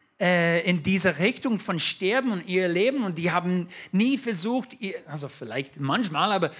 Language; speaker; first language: German; non-native, fluent; English